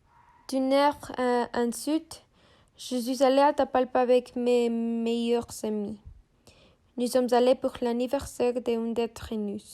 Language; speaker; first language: French; non-native, learner; Spanish